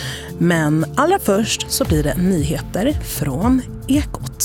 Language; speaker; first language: Swedish; native; Swedish